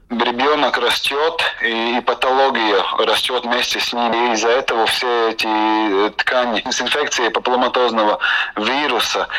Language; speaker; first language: Russian; non-native, local second language; Latvian